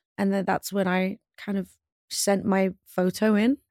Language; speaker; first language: English; native; English